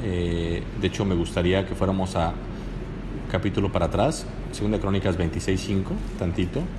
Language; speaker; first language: Spanish; native; Spanish